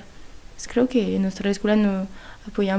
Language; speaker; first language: Spanish; non-native, learner; French